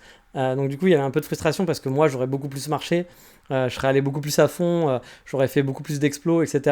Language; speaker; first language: French; native; French